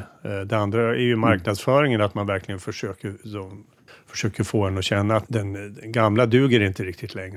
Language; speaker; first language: Swedish; native; Swedish